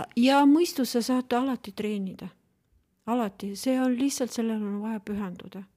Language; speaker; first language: Estonian; non-native, local second language; Russian